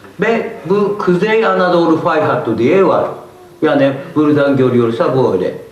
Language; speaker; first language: Turkish; non-native, learner; Japanese